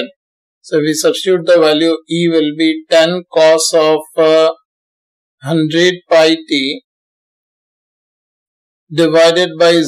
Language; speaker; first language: English; non-native, local second language; Hindi